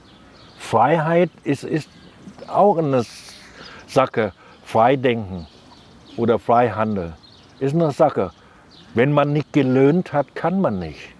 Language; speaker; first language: German; non-native, learner; Thai